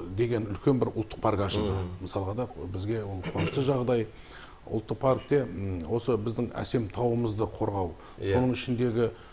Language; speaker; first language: Kazakh; native; Kazakh